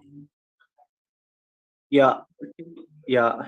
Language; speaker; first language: English; non-native, learner; Vietnamese